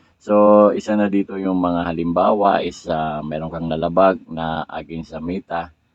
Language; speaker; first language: Filipino; non-native, local second language; Maranao